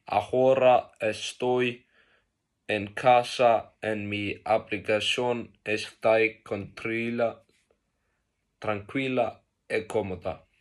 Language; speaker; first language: Spanish; non-native, learner; Icelandic